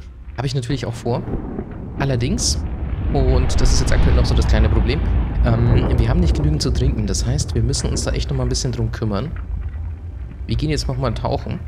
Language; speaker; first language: German; native; German